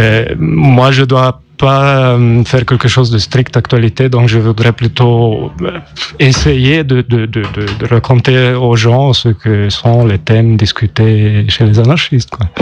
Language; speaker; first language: French; non-native, local second language; German